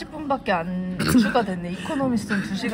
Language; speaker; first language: Korean; native; Korean